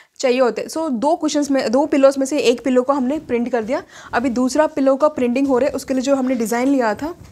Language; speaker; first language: Hindi; non-native, local second language; Telugu